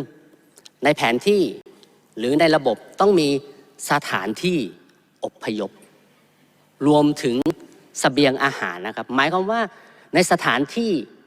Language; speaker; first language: Thai; native; Thai